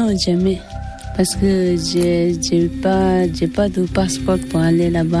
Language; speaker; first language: French; non-native, fluent; Tibetan